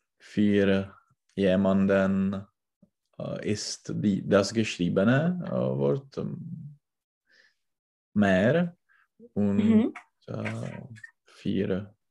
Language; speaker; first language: German; non-native, learner; Czech